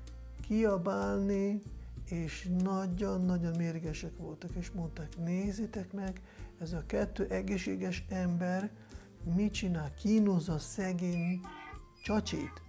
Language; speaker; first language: Hungarian; non-native, fluent; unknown